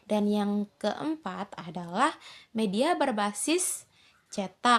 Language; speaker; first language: Indonesian; native; Indonesian